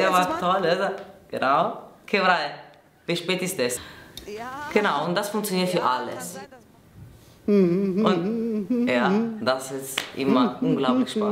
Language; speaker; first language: German; non-native, learner; Italian